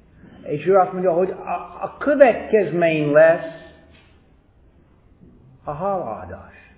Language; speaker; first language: Hungarian; non-native, fluent; English